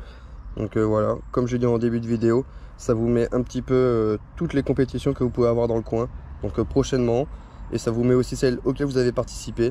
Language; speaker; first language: French; native; French